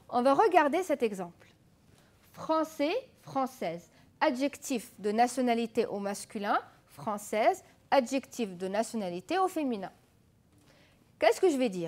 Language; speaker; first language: French; non-native, fluent; Arabic